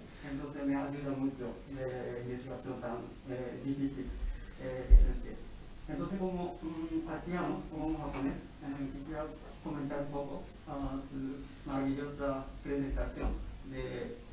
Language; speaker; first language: Spanish; non-native, learner; Japanese